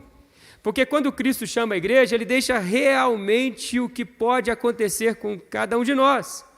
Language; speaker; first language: Portuguese; native; Portuguese